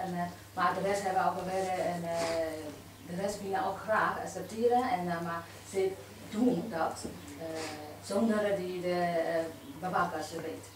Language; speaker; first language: Dutch; non-native, learner; Burmese